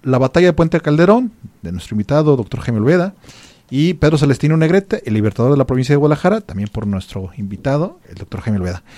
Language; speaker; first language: Spanish; native; Spanish